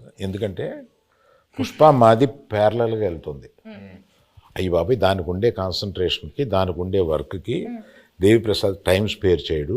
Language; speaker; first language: Telugu; native; Telugu